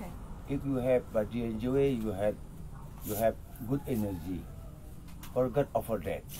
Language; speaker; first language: English; non-native, learner; Balinese